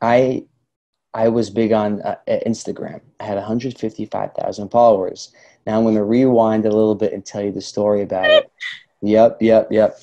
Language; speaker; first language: English; early bilingual, other home language; Arabic